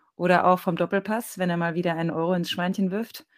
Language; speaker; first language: German; native; German